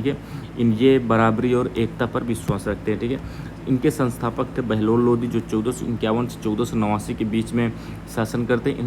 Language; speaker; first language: Hindi; native; Hindi